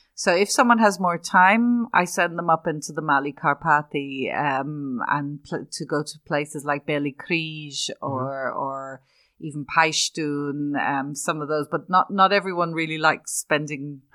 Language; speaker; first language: English; native; English